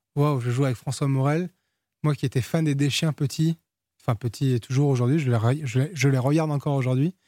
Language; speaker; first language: French; early bilingual, other home language; Portuguese